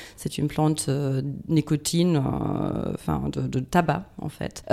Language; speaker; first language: French; non-native, fluent; German